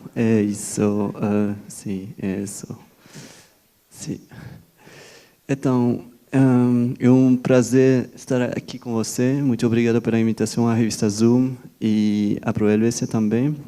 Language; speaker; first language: Portuguese; non-native, fluent; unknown